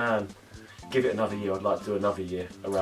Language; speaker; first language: English; native; English